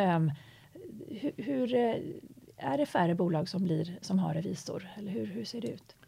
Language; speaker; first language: Swedish; native; Swedish